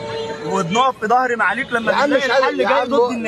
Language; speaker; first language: Arabic; native; Arabic